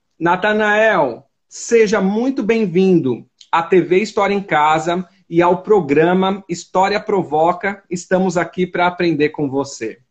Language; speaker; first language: Portuguese; native; Portuguese